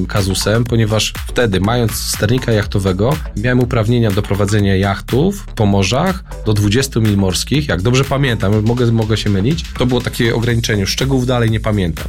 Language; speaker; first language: Polish; native; Polish